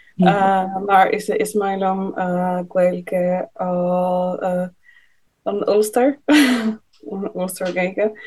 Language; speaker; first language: Irish; non-native, learner; Polish